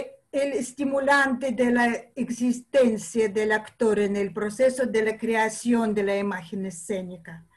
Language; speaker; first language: Spanish; non-native, fluent; Russian